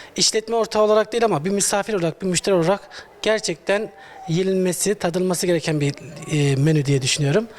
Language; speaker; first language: Turkish; native; Turkish